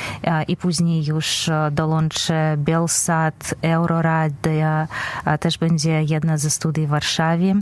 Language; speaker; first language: Polish; non-native, fluent; Belarusian